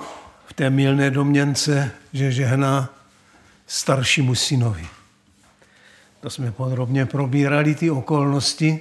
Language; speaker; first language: Czech; native; Czech